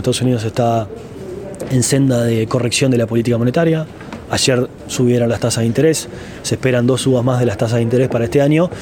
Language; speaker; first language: Spanish; native; Spanish